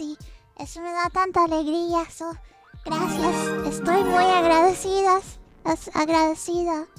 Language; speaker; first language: Spanish; early bilingual, heritage; English